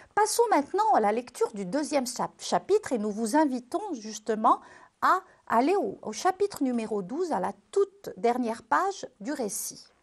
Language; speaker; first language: French; non-native, local second language; Arabic